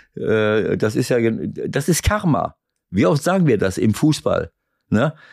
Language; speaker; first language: German; native; German